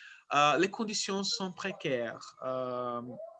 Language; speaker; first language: French; non-native, fluent; Portuguese